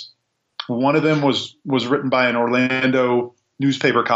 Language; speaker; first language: English; native; English